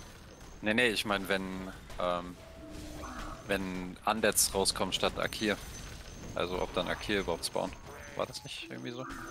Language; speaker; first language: German; native; German